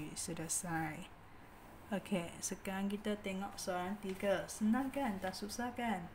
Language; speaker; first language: Malay; non-native, local second language; Chinese